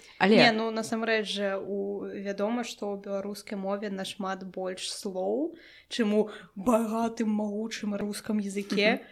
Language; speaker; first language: Belarusian; non-native, local second language; Russian